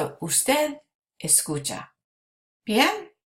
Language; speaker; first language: Spanish; non-native, fluent; English